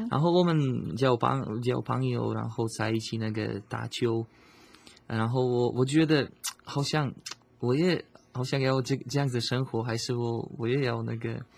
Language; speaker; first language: Chinese; non-native, fluent; Slovak